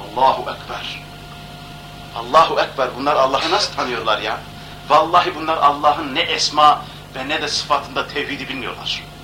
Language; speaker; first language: Turkish; non-native, local second language; Kurdish